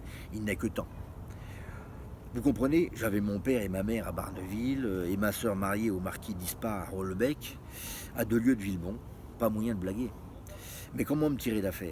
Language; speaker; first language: French; native; French